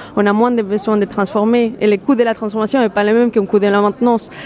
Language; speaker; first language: French; non-native, fluent; Spanish